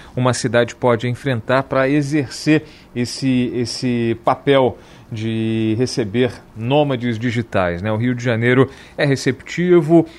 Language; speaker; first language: Portuguese; native; Portuguese